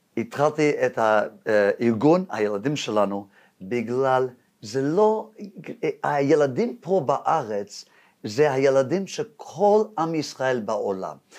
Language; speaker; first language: Hebrew; non-native, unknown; English